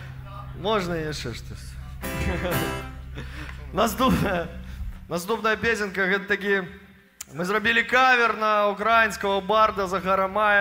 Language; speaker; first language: Belarusian; non-native, local second language; Russian